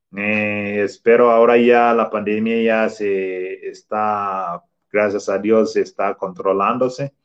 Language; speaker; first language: Spanish; non-native, fluent; Swahili